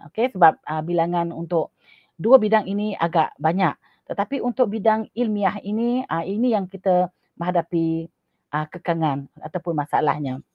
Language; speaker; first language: Malay; non-native, local second language; Iban